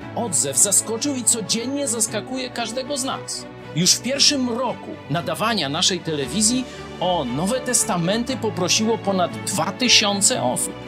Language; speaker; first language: Polish; native; Polish